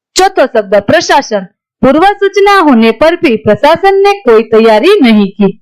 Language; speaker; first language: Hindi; non-native, local second language; Gujarati